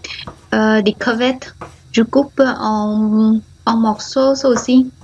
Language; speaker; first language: French; non-native, learner; Vietnamese